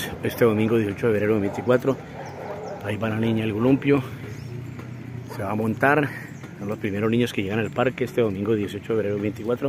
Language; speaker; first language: Spanish; native; Spanish